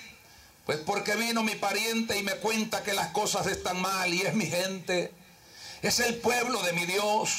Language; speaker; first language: Spanish; native; Spanish